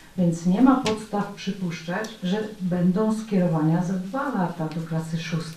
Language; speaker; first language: Polish; native; Polish